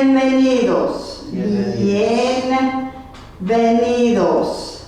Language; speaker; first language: Spanish; non-native, learner; English